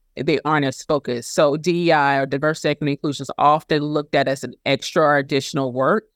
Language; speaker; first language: English; native; English